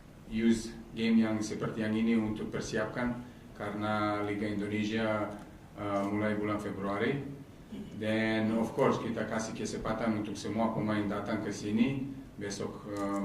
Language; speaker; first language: Indonesian; non-native, learner; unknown